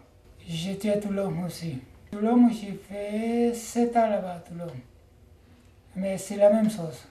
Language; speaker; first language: French; non-native, learner; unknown